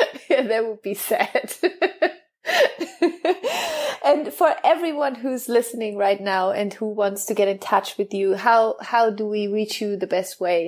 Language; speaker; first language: English; non-native, fluent; German